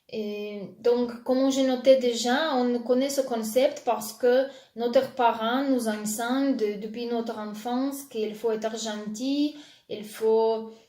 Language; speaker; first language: French; non-native, fluent; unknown